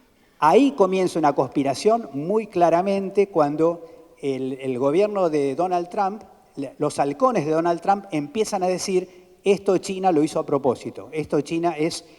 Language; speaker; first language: Spanish; native; Spanish